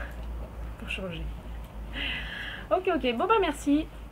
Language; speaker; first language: French; native; French